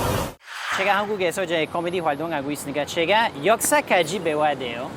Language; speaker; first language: Korean; non-native, learner; French